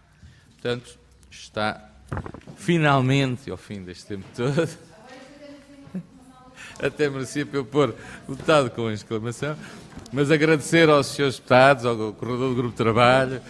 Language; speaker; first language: Portuguese; native; Portuguese